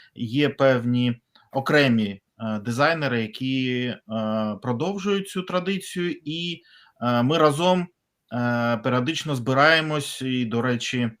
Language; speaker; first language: Ukrainian; non-native, fluent; Russian